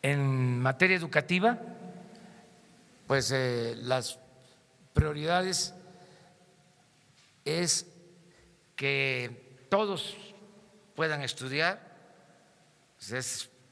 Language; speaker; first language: Spanish; native; Spanish